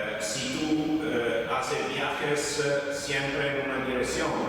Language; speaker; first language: Spanish; non-native, fluent; Italian